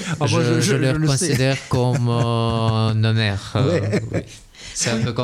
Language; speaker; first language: French; non-native, fluent; Russian